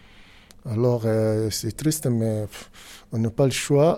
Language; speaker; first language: French; non-native, learner; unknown